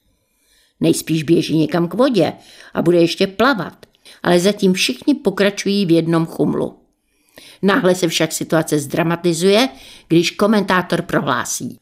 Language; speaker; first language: Czech; native; Czech